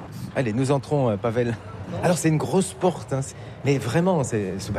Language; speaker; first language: French; native; French